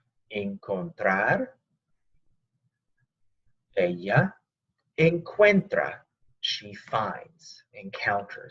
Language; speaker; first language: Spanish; non-native, fluent; English